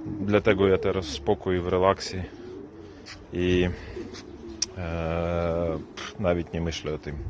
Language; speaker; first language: Polish; non-native, learner; Ukrainian